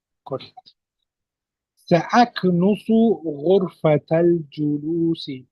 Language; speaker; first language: Arabic; non-native, fluent; English